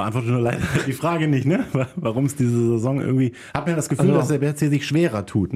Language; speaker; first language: German; native; German